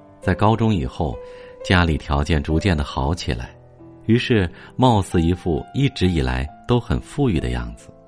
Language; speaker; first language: Chinese; native; Chinese